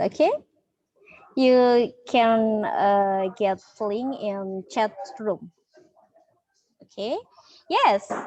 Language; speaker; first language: English; non-native, learner; Indonesian